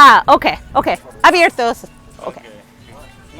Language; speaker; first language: Spanish; non-native, learner; English